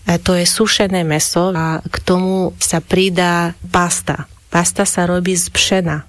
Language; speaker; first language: Slovak; non-native, fluent; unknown